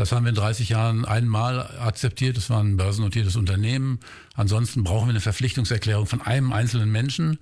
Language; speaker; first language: German; native; German